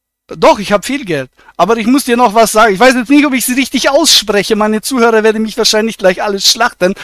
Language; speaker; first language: German; native; German